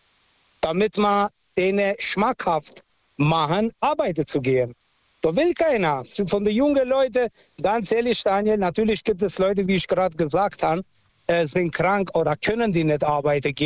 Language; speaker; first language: German; non-native, local second language; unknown